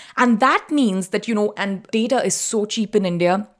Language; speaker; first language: English; non-native, local second language; Tamil